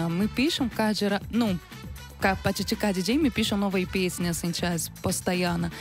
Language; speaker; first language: Russian; non-native, learner; Portuguese